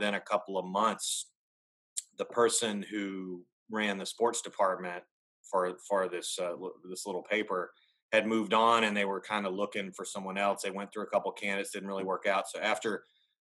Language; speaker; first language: English; native; English